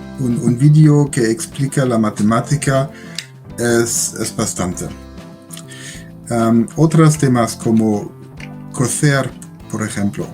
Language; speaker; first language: Spanish; non-native, learner; German